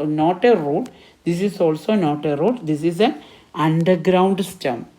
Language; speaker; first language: English; non-native, local second language; Malayalam